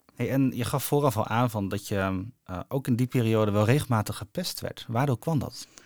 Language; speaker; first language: Dutch; native; Dutch